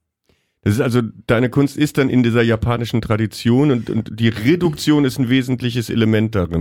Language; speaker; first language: German; native; German